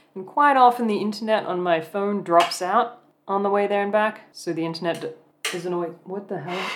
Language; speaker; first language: English; native; English